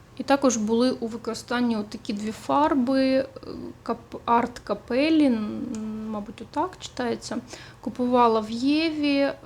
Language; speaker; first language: Ukrainian; non-native, local second language; Russian